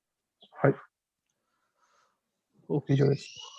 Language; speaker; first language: Japanese; non-native, learner; Hindi